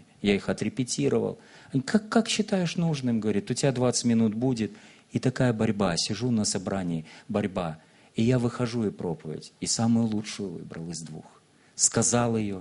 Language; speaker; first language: Russian; native; Russian